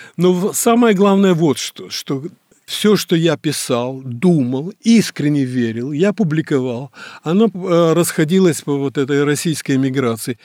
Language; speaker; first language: Russian; native; Russian